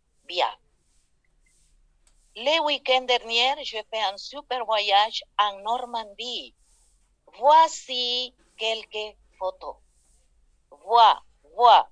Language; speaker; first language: French; non-native, fluent; Spanish